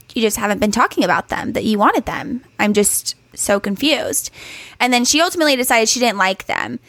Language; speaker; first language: English; native; English